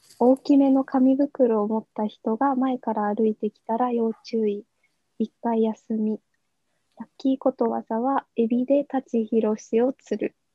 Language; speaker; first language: Japanese; native; Japanese